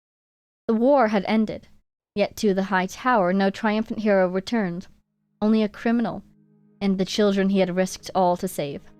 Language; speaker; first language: English; native; English